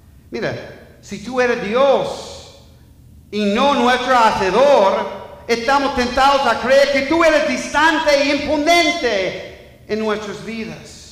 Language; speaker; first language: Spanish; non-native, fluent; English